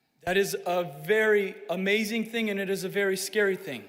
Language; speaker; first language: English; native; English